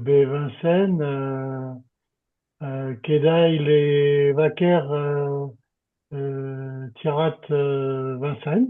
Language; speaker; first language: Hebrew; non-native, learner; French